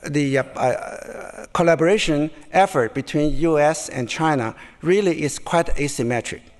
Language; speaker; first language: English; non-native, fluent; Chinese